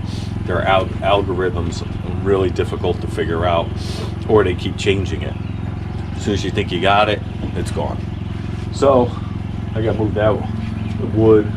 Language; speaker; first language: English; native; English